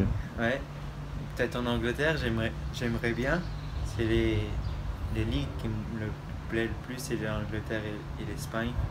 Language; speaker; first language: French; early bilingual, other home language; Portuguese